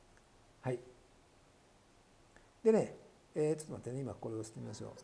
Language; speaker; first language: Japanese; native; Japanese